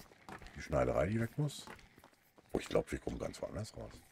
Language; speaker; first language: German; native; German